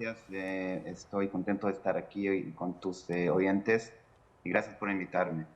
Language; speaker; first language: Spanish; non-native, fluent; Hebrew